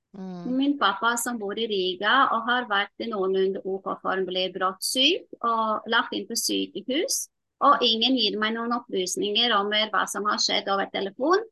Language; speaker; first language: Norwegian; non-native, fluent; Latvian